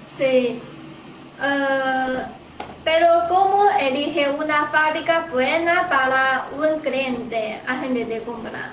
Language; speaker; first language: Spanish; non-native, learner; Chinese